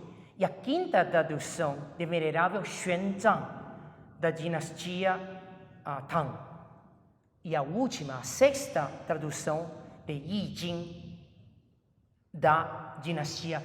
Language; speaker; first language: Portuguese; non-native, fluent; Chinese